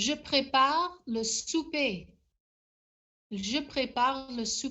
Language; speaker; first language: French; non-native, fluent; English